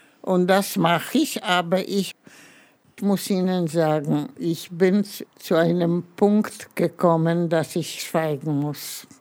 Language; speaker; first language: German; non-native, fluent; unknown